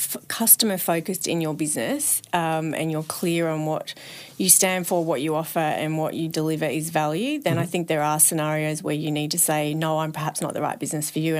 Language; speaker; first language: English; native; English